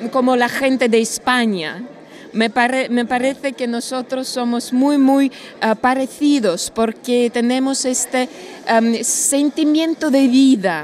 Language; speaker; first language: Spanish; non-native, learner; Russian